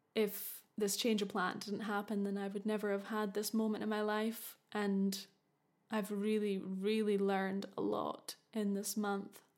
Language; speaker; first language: English; native; English